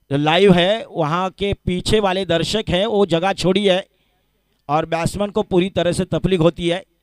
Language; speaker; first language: Hindi; non-native, local second language; Marathi